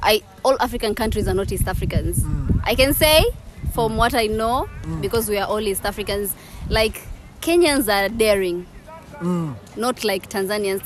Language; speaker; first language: English; non-native, local second language; Swahili